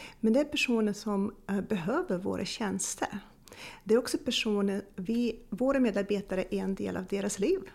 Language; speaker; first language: Swedish; non-native, fluent; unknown